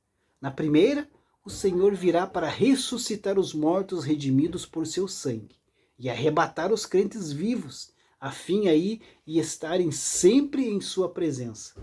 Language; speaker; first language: Portuguese; native; Portuguese